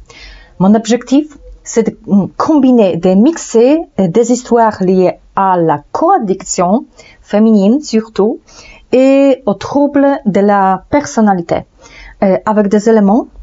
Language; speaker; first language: French; non-native, fluent; Polish